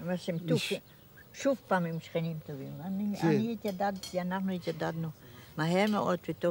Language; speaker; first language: Hebrew; non-native, fluent; German